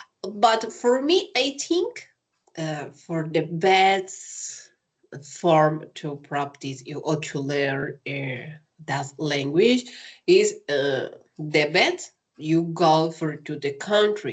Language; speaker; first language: English; non-native, learner; Spanish